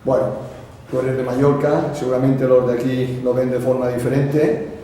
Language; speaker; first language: Spanish; non-native, local second language; Catalan